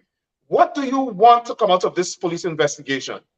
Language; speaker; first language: English; native; English